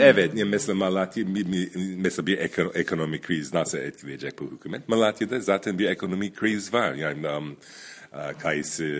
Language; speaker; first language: Turkish; non-native, fluent; English